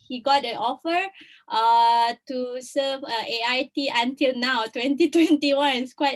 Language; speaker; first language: English; non-native, local second language; Malay